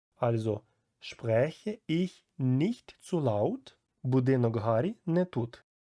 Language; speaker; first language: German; non-native, fluent; Ukrainian